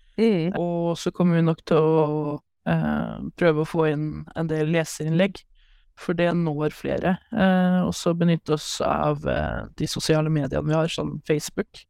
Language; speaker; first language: Norwegian; native; Norwegian